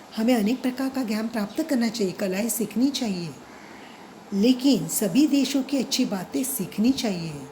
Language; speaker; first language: Hindi; non-native, local second language; Marathi